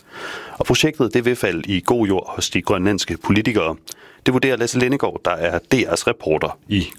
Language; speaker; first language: Danish; native; Danish